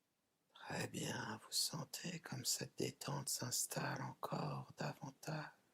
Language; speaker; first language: French; native; French